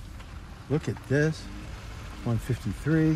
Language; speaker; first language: English; native; English